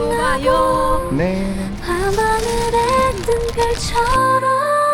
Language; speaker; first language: Korean; non-native, learner; Vietnamese